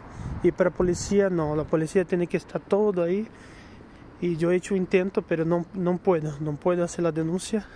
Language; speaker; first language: Spanish; non-native, fluent; Portuguese